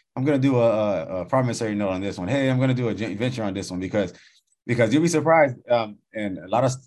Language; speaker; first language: English; native; English